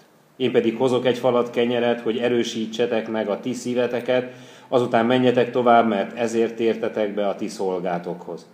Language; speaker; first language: Hungarian; native; Hungarian